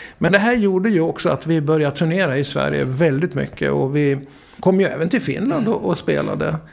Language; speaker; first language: Swedish; native; Swedish